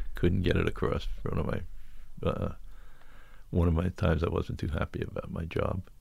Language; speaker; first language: English; native; English